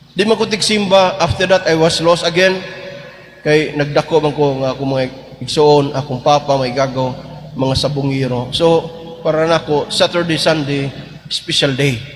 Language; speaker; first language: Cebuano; native; Cebuano